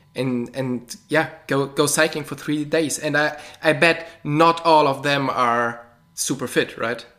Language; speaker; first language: English; non-native, fluent; German